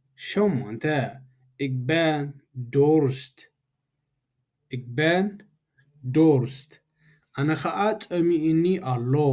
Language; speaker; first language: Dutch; non-native, fluent; Tigrinya